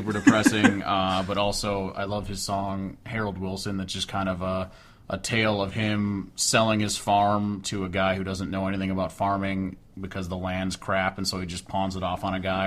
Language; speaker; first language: English; native; English